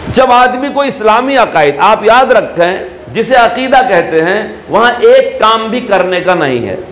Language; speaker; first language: Urdu; native; Urdu